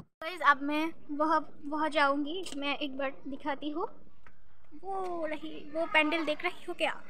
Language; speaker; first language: Hindi; non-native, learner; Bangla